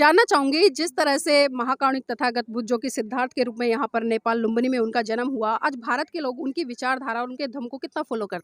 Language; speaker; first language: Hindi; native; Hindi